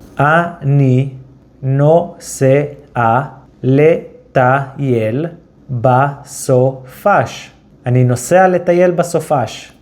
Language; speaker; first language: Hebrew; native; Hebrew